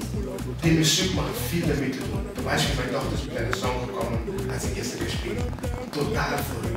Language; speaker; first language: German; non-native, fluent; Papiamento